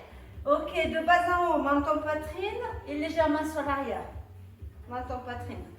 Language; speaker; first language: French; native; French